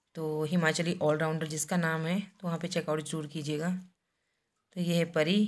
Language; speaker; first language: Hindi; native; Hindi